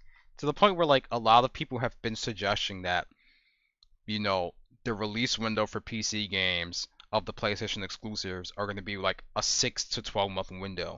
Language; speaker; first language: English; native; English